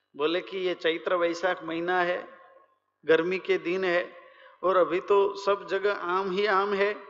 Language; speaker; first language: Hindi; non-native, local second language; Gujarati